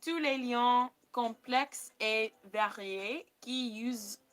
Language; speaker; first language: French; non-native, learner; English